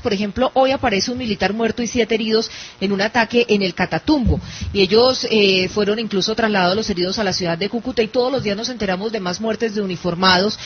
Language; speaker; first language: Spanish; native; Spanish